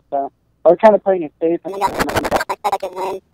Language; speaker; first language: English; native; English